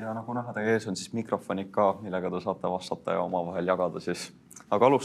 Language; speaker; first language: Estonian; native; Estonian